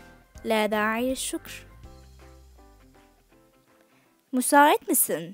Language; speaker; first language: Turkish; non-native, fluent; Arabic